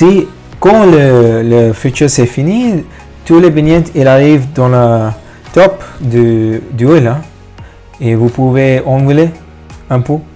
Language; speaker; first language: French; non-native, fluent; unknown